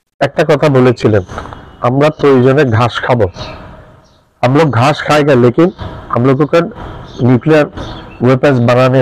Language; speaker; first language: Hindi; non-native, learner; Bangla